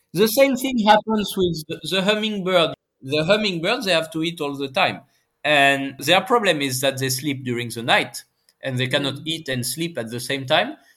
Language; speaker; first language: English; non-native, fluent; French